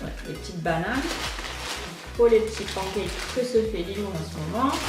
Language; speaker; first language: French; native; French